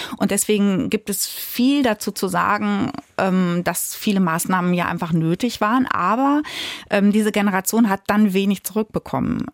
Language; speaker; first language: German; native; German